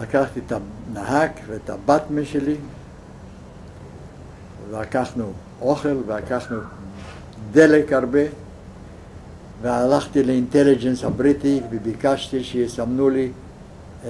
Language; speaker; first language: Hebrew; non-native, fluent; Yiddish